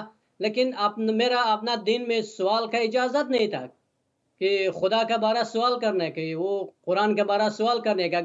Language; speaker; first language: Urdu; non-native, learner; Persian